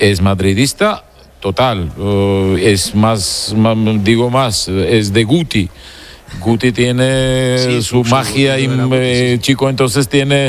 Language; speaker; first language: Spanish; non-native, fluent; Georgian